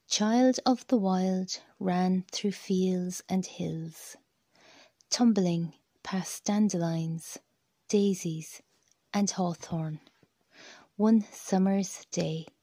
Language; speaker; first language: English; native; English